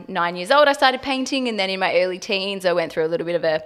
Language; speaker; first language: English; native; English